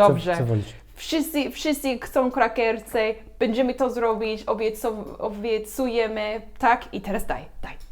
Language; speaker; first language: Polish; non-native, learner; English